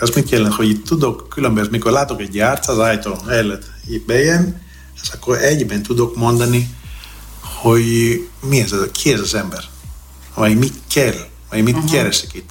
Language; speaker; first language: Hungarian; non-native, fluent; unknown